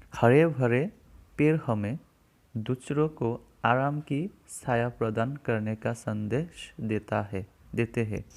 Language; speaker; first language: Hindi; non-native, local second language; Assamese